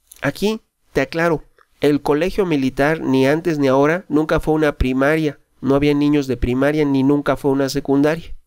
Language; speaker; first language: Spanish; native; Spanish